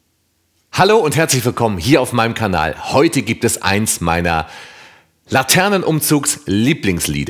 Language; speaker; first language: German; native; German